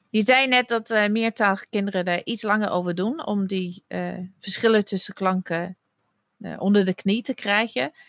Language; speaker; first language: Dutch; non-native, fluent; English